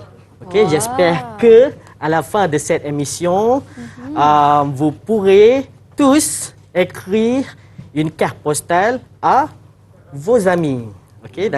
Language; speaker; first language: French; non-native, fluent; Malay